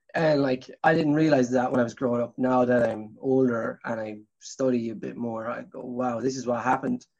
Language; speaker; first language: English; native; English